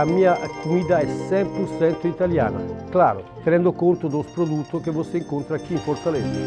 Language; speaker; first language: Portuguese; non-native, learner; Italian